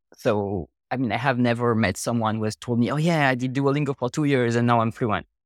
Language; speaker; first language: English; non-native, fluent; French